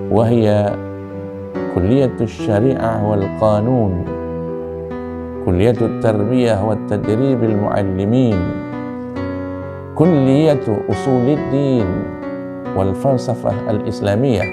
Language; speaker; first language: Arabic; non-native, fluent; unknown